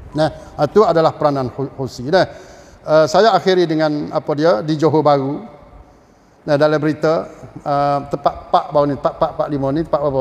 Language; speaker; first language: Malay; native; Malay